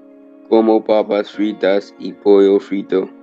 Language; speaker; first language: Spanish; non-native, learner; English